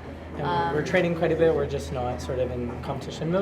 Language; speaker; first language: English; native; English